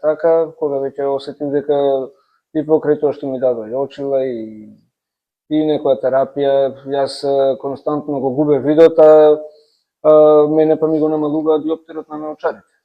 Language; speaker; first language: Macedonian; native; Macedonian